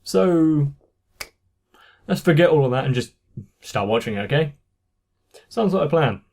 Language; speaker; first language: English; native; English